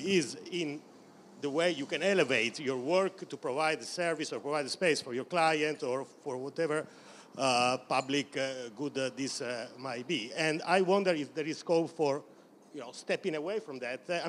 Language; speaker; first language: English; non-native, fluent; Italian